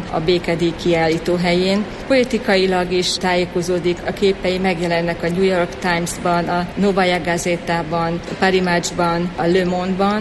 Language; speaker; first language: Hungarian; native; Hungarian